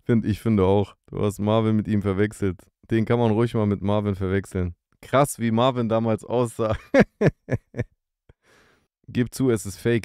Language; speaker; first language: German; native; German